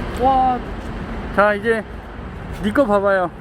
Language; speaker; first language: Korean; native; Korean